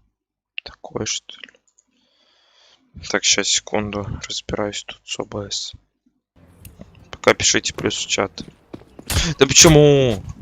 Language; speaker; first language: Russian; native; Russian